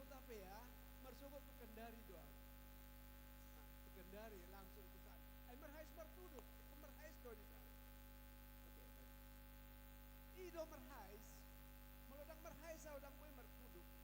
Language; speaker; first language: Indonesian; non-native, local second language; Batak Toba